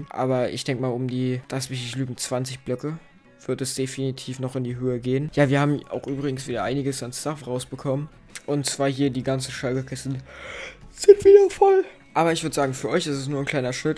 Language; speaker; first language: German; native; German